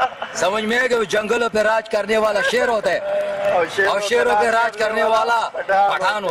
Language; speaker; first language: Hindi; non-native, local second language; Pashto